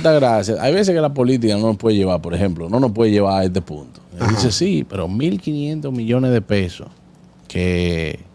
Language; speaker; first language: Spanish; native; Spanish